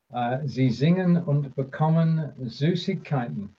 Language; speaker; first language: German; non-native, fluent; English